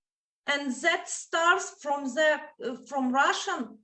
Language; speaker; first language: English; non-native, fluent; Ukrainian